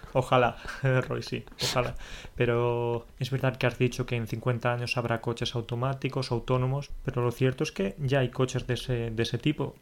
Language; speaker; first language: Spanish; native; Spanish